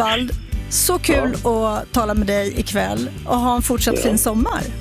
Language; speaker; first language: Swedish; native; Swedish